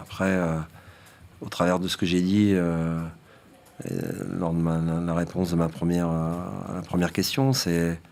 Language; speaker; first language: French; native; French